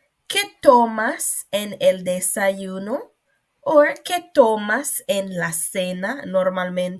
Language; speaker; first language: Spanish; non-native, fluent; English